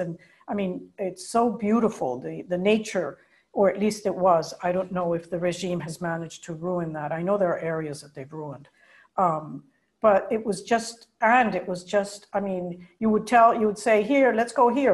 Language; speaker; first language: English; non-native, fluent; Spanish